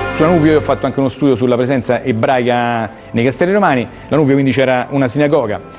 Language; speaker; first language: Italian; native; Italian